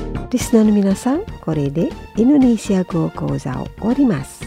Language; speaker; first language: Japanese; non-native, fluent; Indonesian